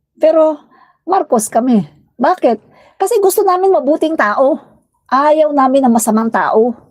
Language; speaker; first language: Filipino; non-native, local second language; Cebuano